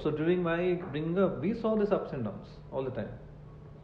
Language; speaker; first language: English; non-native, local second language; Punjabi